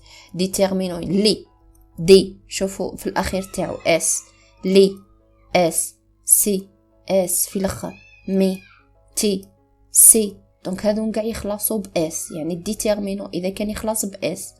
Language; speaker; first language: Arabic; native; Arabic